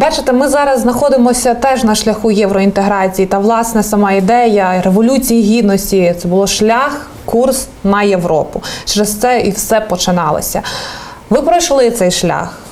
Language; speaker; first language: Ukrainian; native; Ukrainian